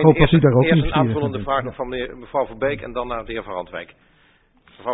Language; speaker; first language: Dutch; native; Dutch